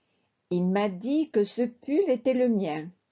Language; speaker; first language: French; non-native, fluent; Spanish